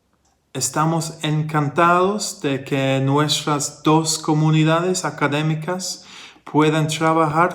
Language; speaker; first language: Spanish; non-native, fluent; English